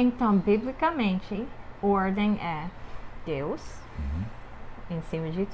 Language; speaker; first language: Portuguese; non-native, fluent; English